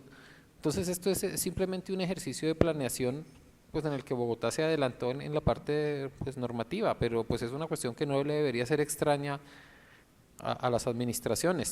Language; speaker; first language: Spanish; native; Spanish